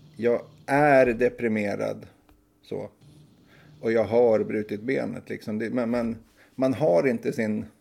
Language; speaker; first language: Swedish; native; Swedish